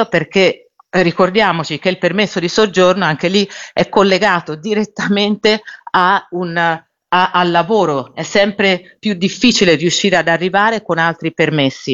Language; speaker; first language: Italian; native; Italian